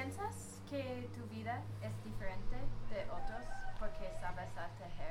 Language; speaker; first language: Spanish; non-native, learner; English